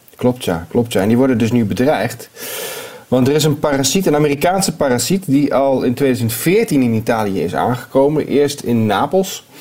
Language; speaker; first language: Dutch; native; Dutch